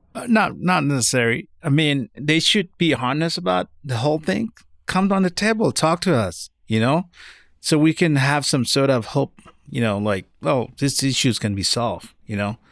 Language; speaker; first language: English; non-native, fluent; Arabic